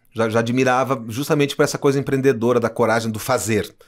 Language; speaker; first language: Portuguese; native; Portuguese